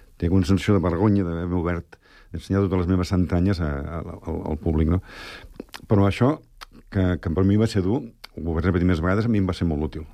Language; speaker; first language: Catalan; native; Catalan